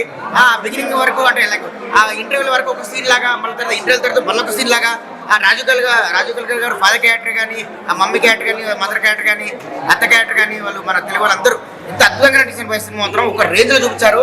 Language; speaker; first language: Telugu; native; Telugu